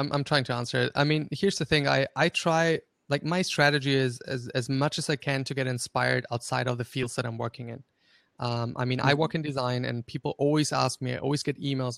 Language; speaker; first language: English; non-native, fluent; German